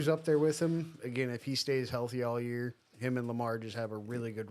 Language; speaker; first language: English; native; English